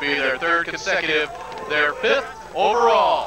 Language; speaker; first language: English; native; English